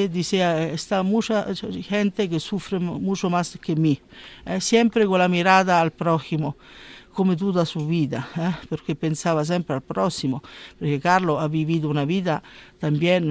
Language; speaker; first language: Spanish; non-native, learner; Italian